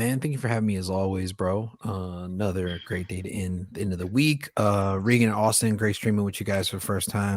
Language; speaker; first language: English; native; English